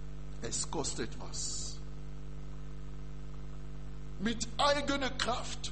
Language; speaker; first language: German; non-native, learner; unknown